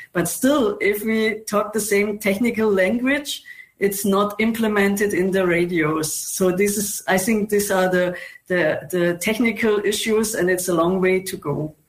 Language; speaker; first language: English; non-native, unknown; German